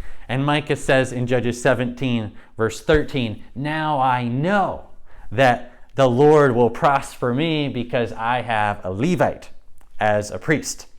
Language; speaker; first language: English; native; English